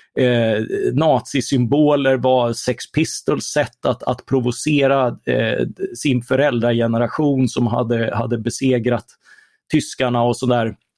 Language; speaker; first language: Swedish; native; Swedish